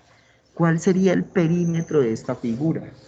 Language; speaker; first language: Spanish; native; Spanish